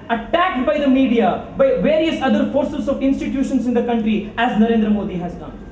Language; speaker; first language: English; non-native, local second language; Kannada